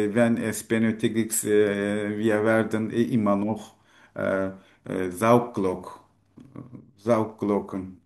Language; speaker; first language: German; non-native, fluent; Turkish